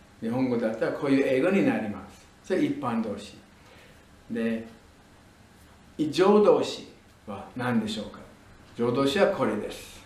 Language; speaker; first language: Japanese; non-native, fluent; English